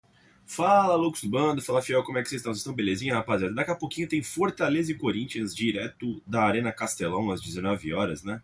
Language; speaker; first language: Portuguese; native; Portuguese